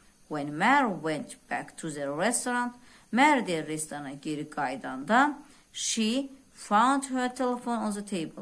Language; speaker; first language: English; non-native, fluent; Azerbaijani